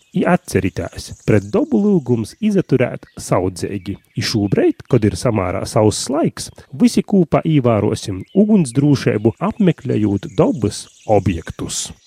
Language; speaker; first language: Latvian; native; Latvian